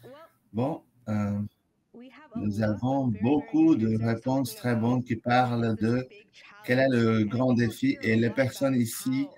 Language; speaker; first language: French; non-native, fluent; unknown